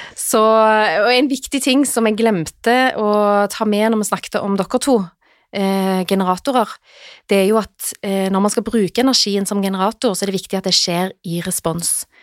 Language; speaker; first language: Norwegian; native; Norwegian